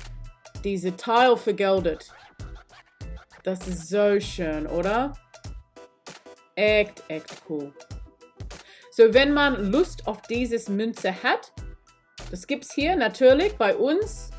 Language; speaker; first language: German; non-native, learner; English